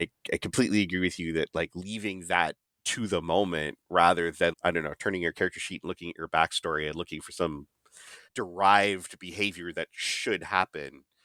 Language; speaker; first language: English; native; English